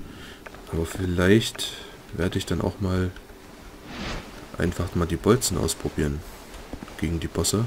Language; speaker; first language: German; native; German